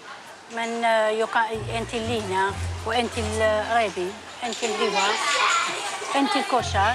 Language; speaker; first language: Swedish; non-native, learner; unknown